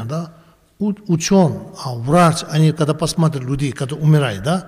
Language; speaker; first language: Russian; non-native, learner; Tibetan